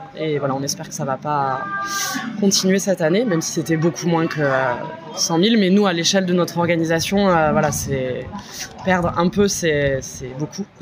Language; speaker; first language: French; native; French